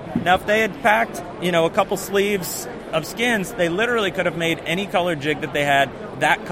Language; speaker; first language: English; native; English